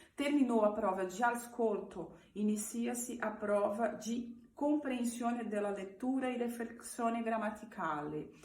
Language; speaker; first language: Italian; non-native, learner; Portuguese